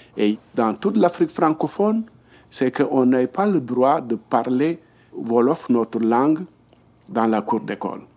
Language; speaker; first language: French; non-native, local second language; Wolof